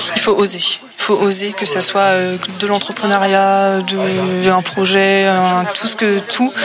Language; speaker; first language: French; native; French